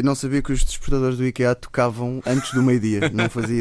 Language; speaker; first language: Portuguese; native; Portuguese